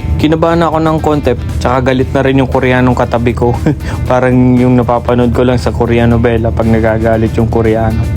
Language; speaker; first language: Filipino; native; Filipino